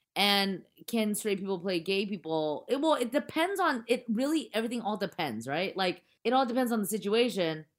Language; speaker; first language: English; early bilingual, other home language; Chinese